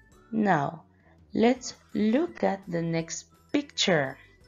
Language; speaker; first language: English; non-native, fluent; Spanish